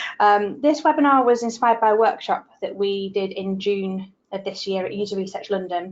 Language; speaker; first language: English; native; English